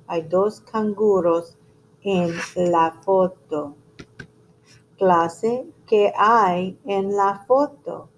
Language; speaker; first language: Spanish; non-native, fluent; English